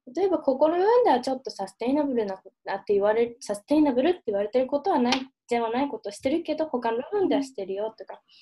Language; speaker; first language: Japanese; early bilingual, heritage; Japanese